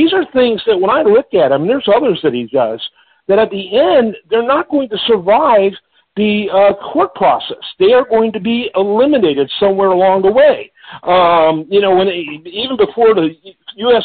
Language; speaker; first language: English; native; English